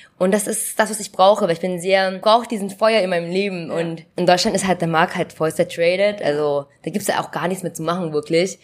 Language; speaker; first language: German; early bilingual, other home language; Vietnamese